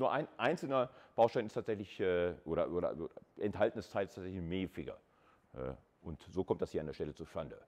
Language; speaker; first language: German; native; German